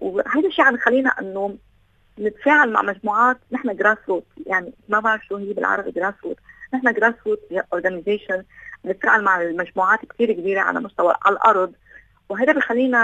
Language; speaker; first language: Arabic; native; Arabic